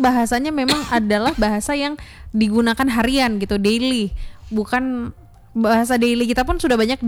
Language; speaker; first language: Indonesian; non-native, local second language; Minangkabau